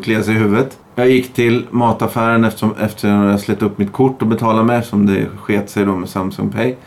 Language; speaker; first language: Swedish; native; Swedish